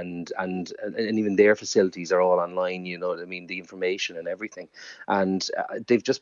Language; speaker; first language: English; native; English